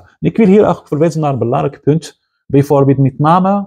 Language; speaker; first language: Dutch; non-native, fluent; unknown